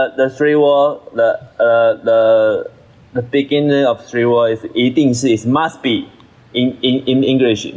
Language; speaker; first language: English; non-native, learner; Chinese